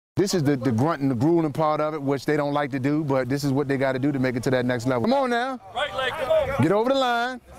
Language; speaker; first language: English; native; English